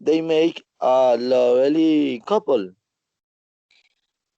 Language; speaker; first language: English; non-native, learner; Spanish